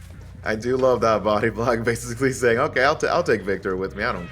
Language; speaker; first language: English; native; English